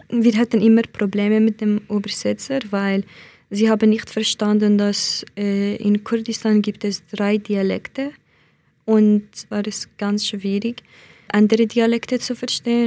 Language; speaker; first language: German; non-native, learner; Central Kurdish